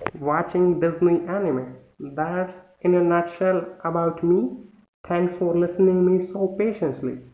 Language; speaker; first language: English; non-native, local second language; Hindi